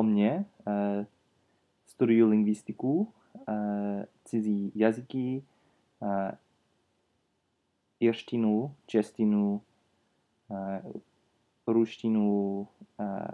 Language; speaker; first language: Czech; non-native, learner; English